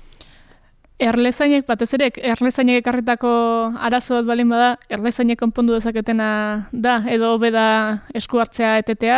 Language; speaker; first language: Basque; native; Basque